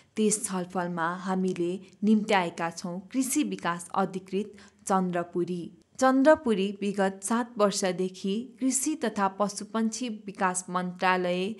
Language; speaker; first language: Nepali; native; Nepali